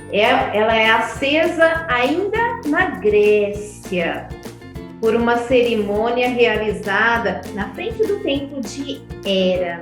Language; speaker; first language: Portuguese; native; Portuguese